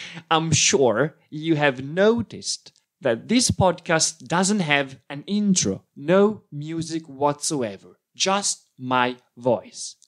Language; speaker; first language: English; non-native, fluent; Italian